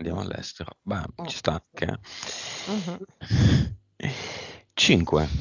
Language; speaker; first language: Italian; native; Italian